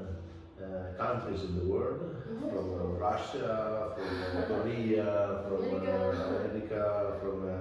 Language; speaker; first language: English; non-native, fluent; Italian